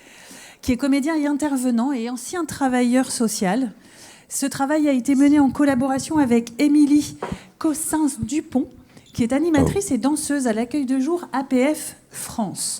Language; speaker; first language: French; native; French